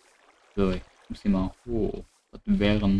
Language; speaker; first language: German; native; German